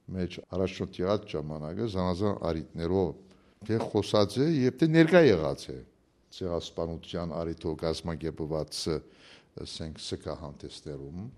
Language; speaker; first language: Armenian; early bilingual, heritage; Armenian